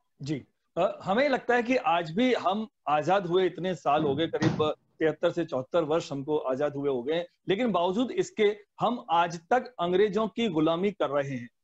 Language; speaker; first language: Hindi; native; Hindi